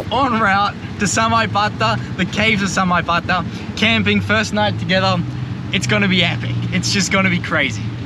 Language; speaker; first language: English; native; English